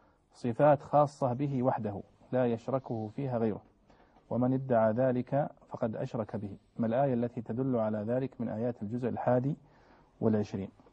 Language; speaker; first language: Arabic; native; Arabic